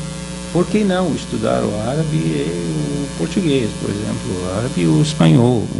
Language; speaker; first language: Portuguese; non-native, fluent; Arabic